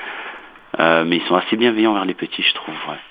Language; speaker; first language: French; native; French